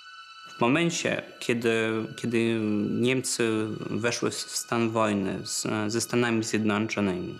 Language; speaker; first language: Polish; native; Polish